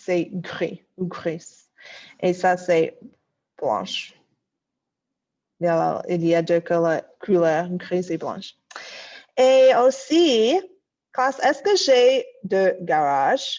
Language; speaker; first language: French; non-native, fluent; English